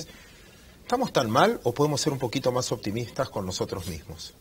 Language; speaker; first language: Spanish; native; Spanish